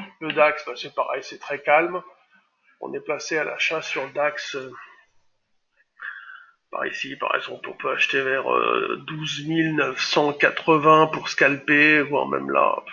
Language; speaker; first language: French; native; French